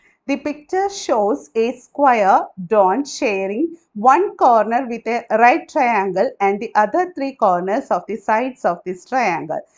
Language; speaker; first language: English; non-native, local second language; Malayalam